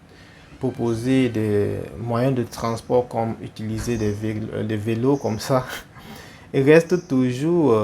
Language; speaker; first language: French; non-native, fluent; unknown